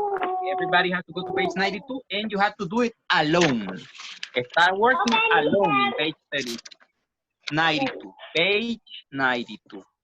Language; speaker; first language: English; non-native, fluent; Spanish